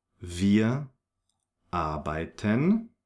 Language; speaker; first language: German; non-native, fluent; English